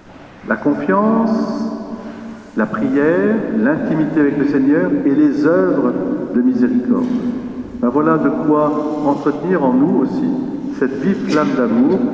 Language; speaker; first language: French; native; French